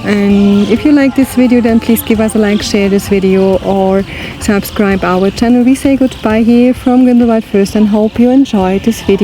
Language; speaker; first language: English; non-native, learner; German